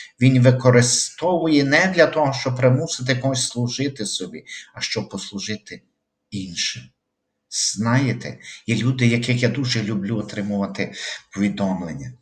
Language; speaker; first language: Ukrainian; native; Ukrainian